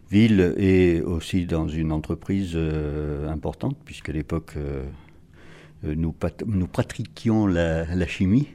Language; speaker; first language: French; native; French